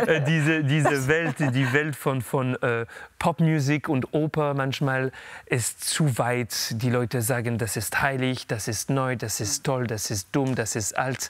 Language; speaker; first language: German; non-native, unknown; French